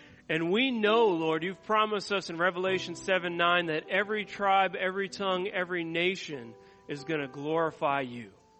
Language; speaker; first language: English; native; English